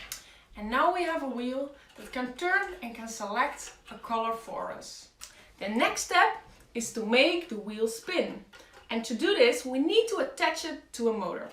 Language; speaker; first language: English; non-native, fluent; Dutch